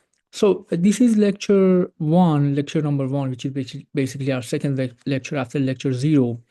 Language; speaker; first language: English; non-native, fluent; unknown